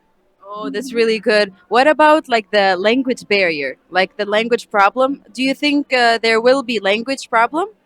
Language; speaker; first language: English; non-native, fluent; Arabic